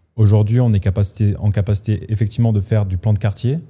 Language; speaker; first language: French; native; French